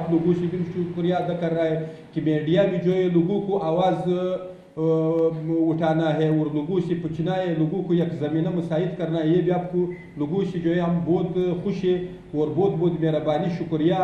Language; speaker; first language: Hindi; non-native, learner; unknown